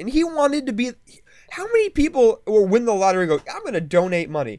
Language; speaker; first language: English; native; English